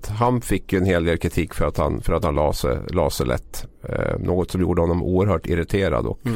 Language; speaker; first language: Swedish; native; Swedish